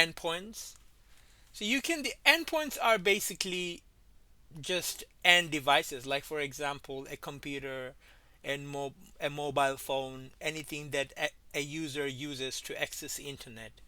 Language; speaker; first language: English; non-native, fluent; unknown